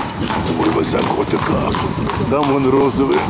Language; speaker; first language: Russian; native; Russian